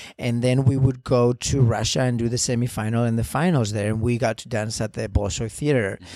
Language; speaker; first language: English; non-native, fluent; Spanish